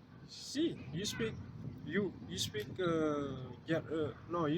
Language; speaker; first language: English; non-native, learner; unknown